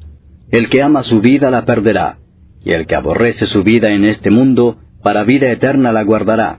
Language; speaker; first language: Spanish; native; Spanish